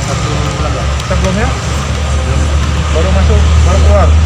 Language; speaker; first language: Indonesian; native; Indonesian